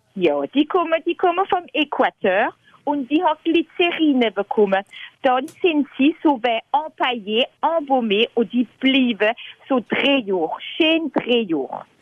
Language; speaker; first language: German; non-native, local second language; French